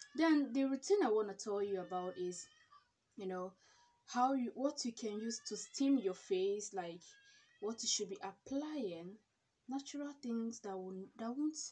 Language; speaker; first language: English; non-native, local second language; Igbo